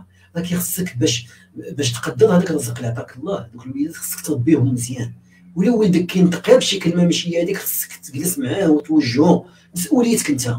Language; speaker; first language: Arabic; native; Arabic